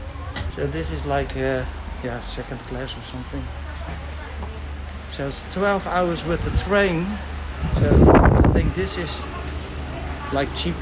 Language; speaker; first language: English; non-native, learner; Dutch